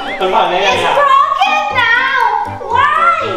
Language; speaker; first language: English; non-native, learner; Thai